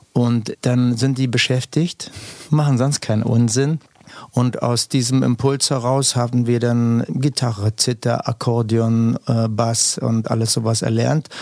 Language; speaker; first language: German; native; German